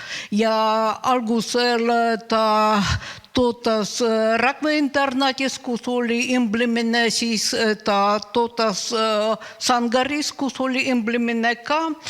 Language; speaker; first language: Estonian; non-native, learner; Russian